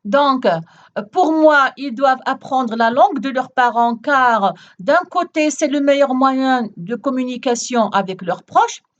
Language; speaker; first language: French; non-native, local second language; Arabic